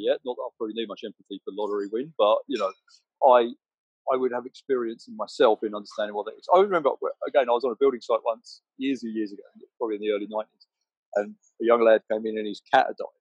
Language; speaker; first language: English; native; English